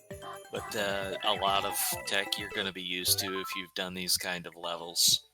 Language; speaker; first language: English; native; English